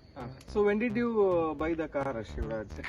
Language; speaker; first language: English; non-native, local second language; Kannada